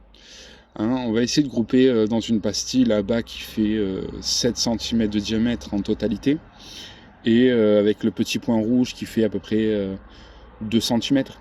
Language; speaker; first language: French; native; French